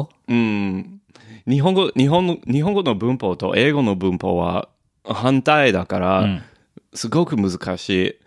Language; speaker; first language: Japanese; non-native, learner; English